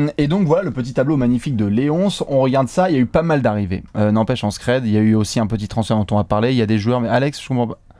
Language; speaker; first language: French; native; French